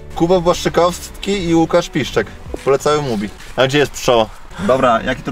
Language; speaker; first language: Polish; native; Polish